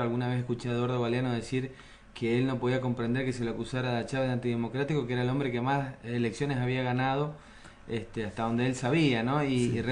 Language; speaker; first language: Spanish; native; Spanish